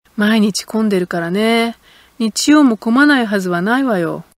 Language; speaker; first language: Japanese; native; Japanese